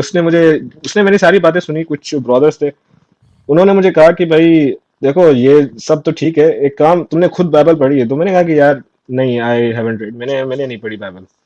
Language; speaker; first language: Urdu; non-native, local second language; Sindhi